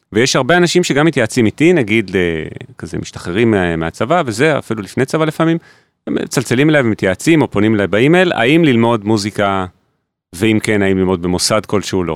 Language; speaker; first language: Hebrew; native; Hebrew